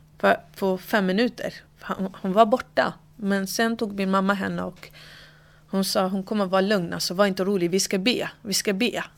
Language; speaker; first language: Swedish; early bilingual, other home language; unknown